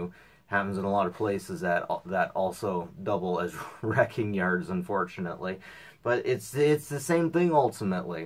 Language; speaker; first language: English; native; English